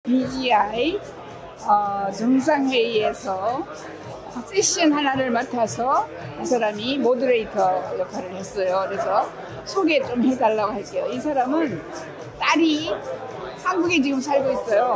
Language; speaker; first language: Korean; native; Korean